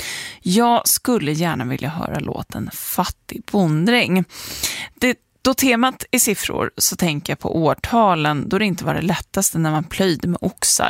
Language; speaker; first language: Swedish; native; Swedish